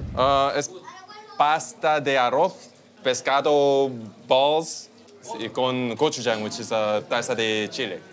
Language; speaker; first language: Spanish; non-native, learner; Korean